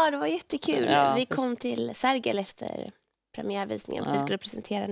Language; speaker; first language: Swedish; native; Swedish